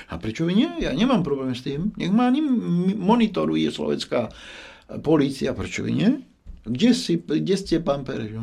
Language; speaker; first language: Slovak; non-native, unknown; Spanish